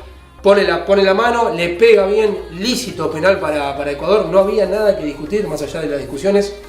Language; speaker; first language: Spanish; native; Spanish